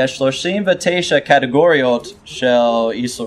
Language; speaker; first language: Hebrew; non-native, fluent; English